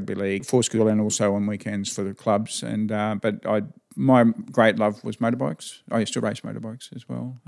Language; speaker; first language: English; native; English